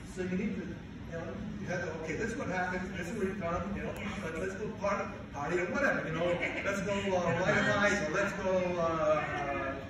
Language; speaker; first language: English; non-native, fluent; Spanish